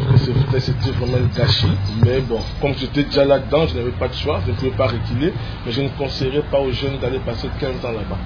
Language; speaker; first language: French; non-native, local second language; Lingala